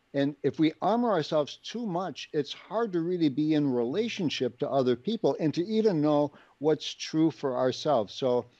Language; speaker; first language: English; native; English